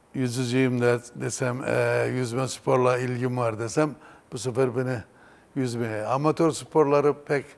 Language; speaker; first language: Turkish; native; Turkish